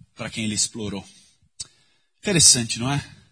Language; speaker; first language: Portuguese; native; Portuguese